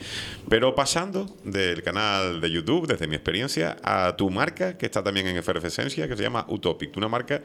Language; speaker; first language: Spanish; native; Spanish